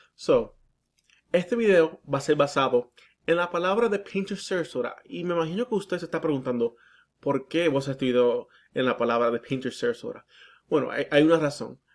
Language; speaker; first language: Spanish; early bilingual, heritage; Spanish